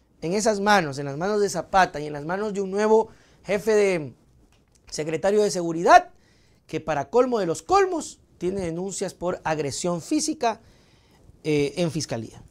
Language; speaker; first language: Spanish; native; Spanish